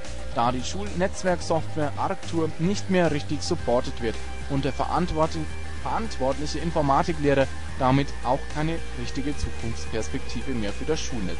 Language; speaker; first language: German; native; German